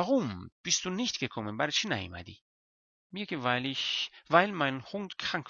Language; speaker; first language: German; non-native, fluent; Persian